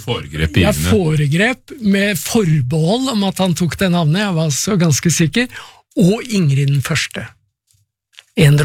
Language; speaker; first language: Norwegian; native; Norwegian